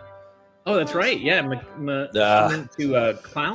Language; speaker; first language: English; native; English